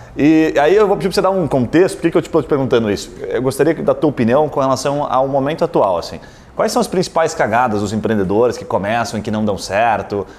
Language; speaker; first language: Portuguese; native; Portuguese